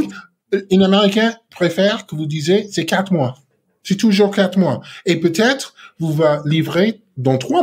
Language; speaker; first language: French; non-native, learner; English